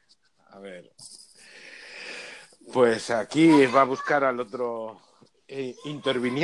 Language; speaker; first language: Spanish; native; Spanish